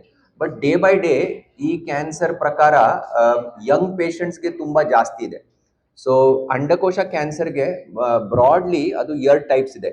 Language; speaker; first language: Kannada; non-native, learner; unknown